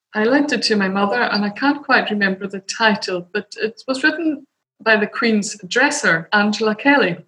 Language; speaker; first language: English; native; English